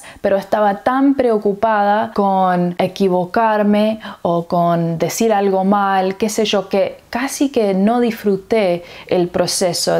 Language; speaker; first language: Spanish; early bilingual, heritage; English